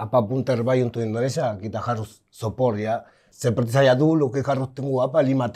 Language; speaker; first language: Indonesian; non-native, fluent; Spanish